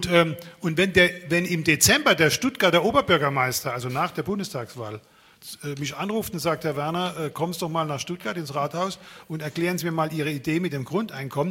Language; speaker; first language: German; native; German